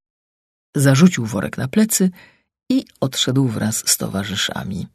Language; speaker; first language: Polish; native; Polish